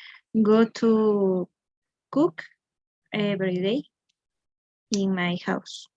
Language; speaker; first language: English; non-native, learner; Spanish